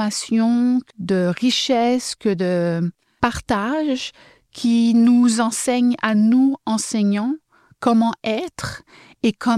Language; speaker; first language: French; native; French